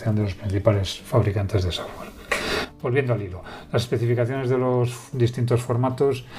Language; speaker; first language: Spanish; native; Spanish